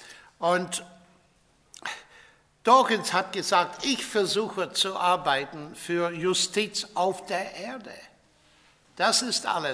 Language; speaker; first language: German; non-native, fluent; English